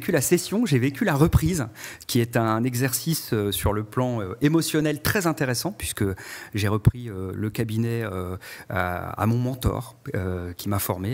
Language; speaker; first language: French; native; French